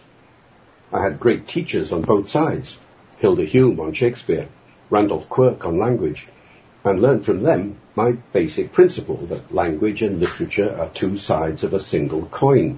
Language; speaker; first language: English; native; English